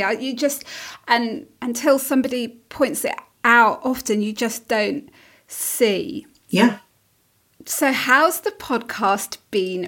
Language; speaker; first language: English; native; English